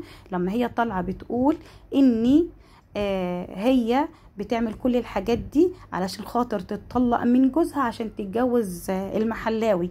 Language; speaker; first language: Arabic; native; Arabic